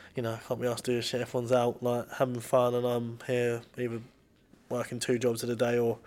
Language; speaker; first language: English; native; English